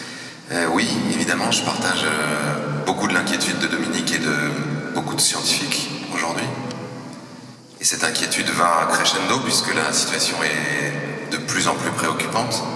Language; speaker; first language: French; native; French